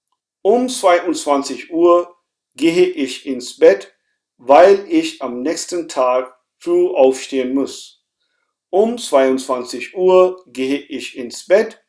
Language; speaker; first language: German; non-native, fluent; Hindi